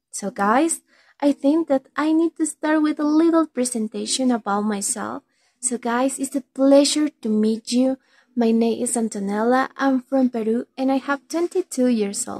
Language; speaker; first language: English; non-native, learner; Spanish